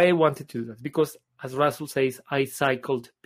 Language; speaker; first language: English; non-native, fluent; Spanish